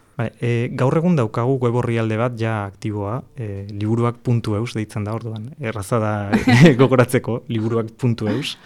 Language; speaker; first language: Basque; non-native, fluent; Catalan